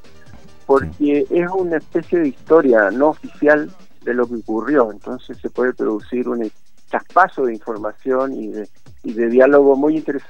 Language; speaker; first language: Spanish; native; Spanish